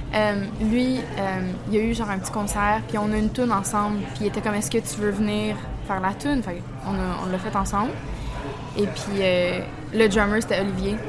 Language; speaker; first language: French; early bilingual, heritage; French